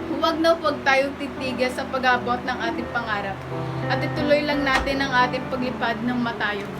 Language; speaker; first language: Filipino; native; Filipino